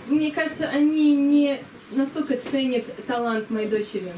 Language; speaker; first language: Russian; native; Russian